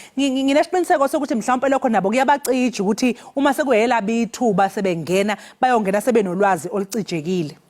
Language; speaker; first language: Zulu; native; Zulu